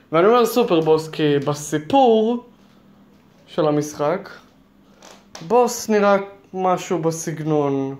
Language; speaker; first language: Hebrew; native; Hebrew